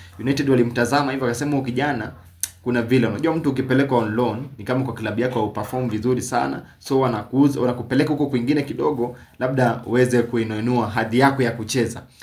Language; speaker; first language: Swahili; native; Swahili